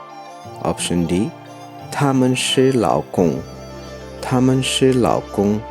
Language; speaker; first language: Chinese; non-native, fluent; Urdu